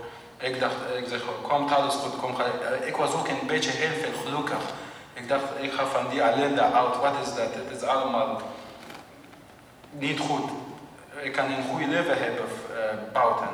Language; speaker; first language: Dutch; non-native, learner; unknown